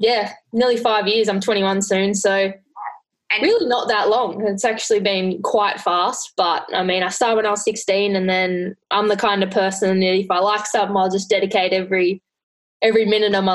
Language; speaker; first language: English; native; English